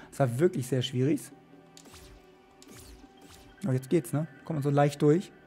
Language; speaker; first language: German; native; German